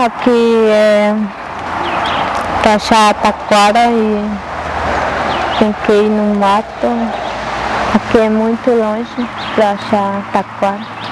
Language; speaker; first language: Portuguese; non-native, local second language; Guarani